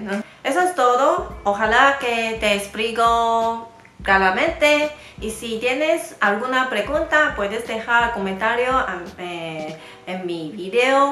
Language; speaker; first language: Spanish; non-native, fluent; Chinese